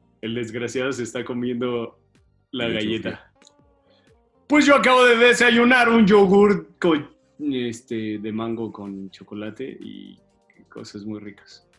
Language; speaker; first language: Spanish; native; Spanish